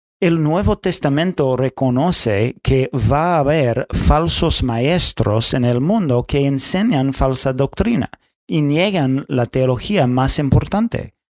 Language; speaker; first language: Spanish; non-native, fluent; English